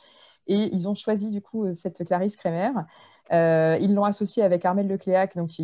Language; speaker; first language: French; native; French